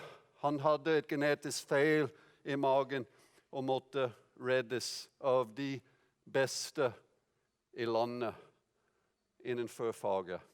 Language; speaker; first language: Norwegian; non-native, fluent; English